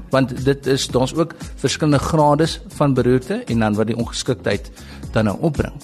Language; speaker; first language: Afrikaans; native; Afrikaans